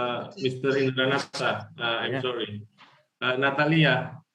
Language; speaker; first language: English; non-native, learner; Indonesian